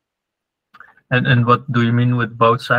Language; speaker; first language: English; non-native, fluent; Dutch